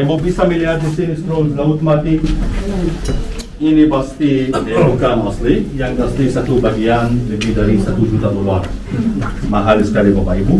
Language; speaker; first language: Indonesian; non-native, fluent; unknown